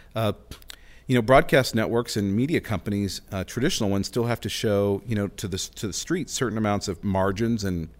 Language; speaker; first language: English; native; English